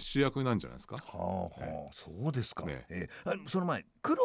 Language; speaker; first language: Japanese; native; Japanese